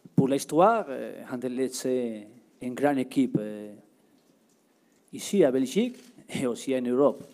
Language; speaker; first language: French; non-native, learner; Spanish